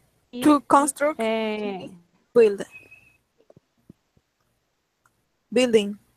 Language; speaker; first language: English; non-native, learner; Spanish